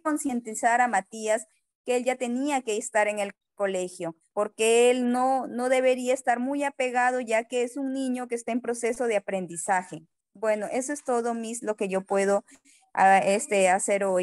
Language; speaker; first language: Spanish; native; Spanish